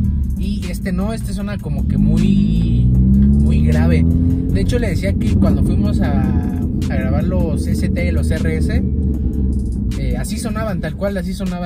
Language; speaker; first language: Spanish; native; Spanish